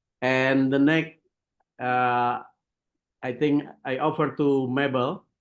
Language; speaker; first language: English; non-native, learner; Indonesian